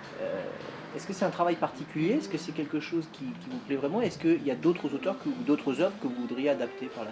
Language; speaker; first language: French; native; French